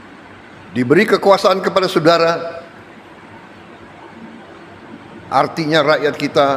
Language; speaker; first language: Indonesian; native; Indonesian